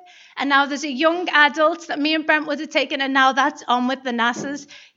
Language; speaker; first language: English; native; English